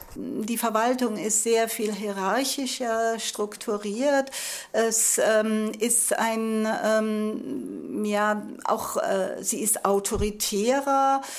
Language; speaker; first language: German; native; German